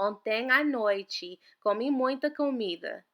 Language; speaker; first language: Portuguese; non-native, fluent; English